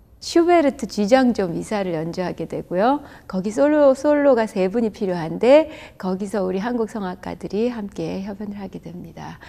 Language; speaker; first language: Korean; native; Korean